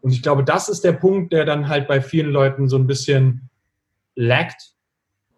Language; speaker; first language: German; native; German